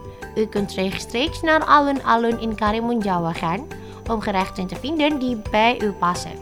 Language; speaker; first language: Dutch; non-native, fluent; Indonesian